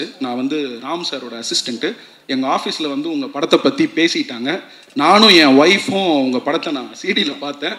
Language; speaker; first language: Tamil; native; Tamil